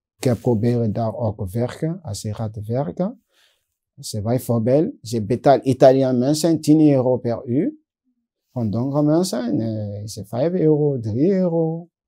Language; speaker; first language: Dutch; non-native, learner; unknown